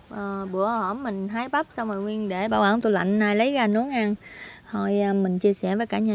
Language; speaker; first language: Vietnamese; native; Vietnamese